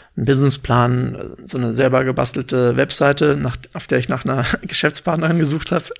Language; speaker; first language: German; native; German